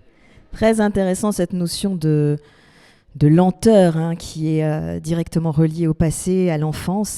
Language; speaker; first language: French; native; French